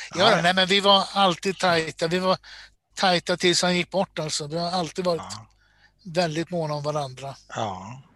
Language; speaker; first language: Swedish; native; Swedish